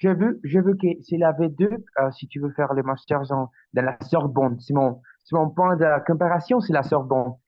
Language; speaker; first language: French; non-native, learner; Spanish